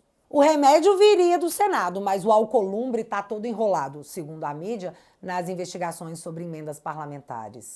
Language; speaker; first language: Portuguese; native; Portuguese